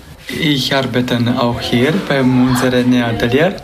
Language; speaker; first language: German; non-native, local second language; Romanian